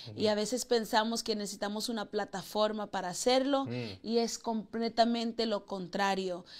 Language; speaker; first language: Spanish; early bilingual, heritage; Spanish